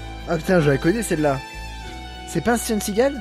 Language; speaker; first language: French; native; French